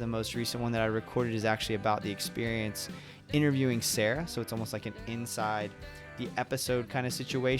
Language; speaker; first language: English; native; English